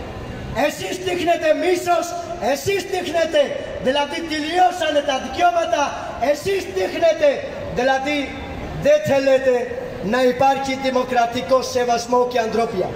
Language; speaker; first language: Greek; non-native, fluent; Urdu